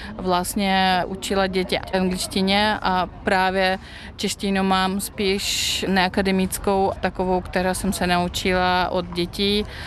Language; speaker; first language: Czech; non-native, fluent; Russian